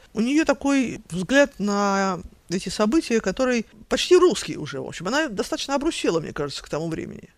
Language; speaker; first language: Russian; native; Russian